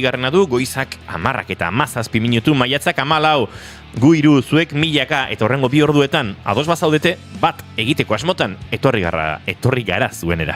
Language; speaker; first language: Basque; native; Basque